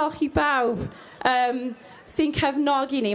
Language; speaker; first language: Welsh; non-native, learner; English